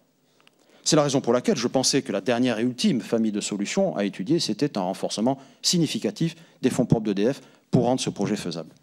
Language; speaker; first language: French; native; French